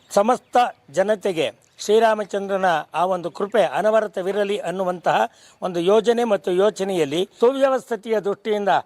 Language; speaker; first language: Kannada; native; Kannada